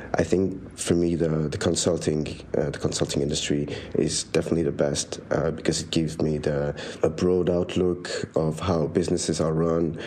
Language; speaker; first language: English; non-native, fluent; French